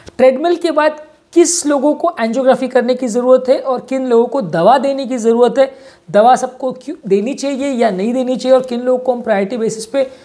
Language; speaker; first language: Hindi; native; Hindi